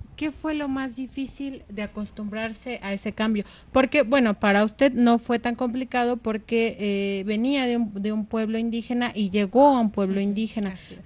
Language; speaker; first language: Spanish; native; Spanish